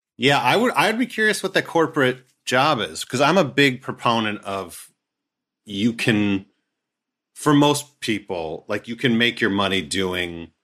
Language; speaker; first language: English; native; English